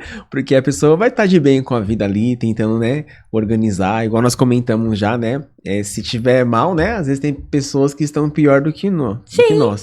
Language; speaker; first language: Portuguese; native; Portuguese